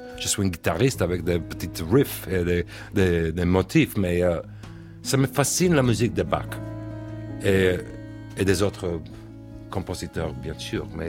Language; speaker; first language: French; non-native, learner; English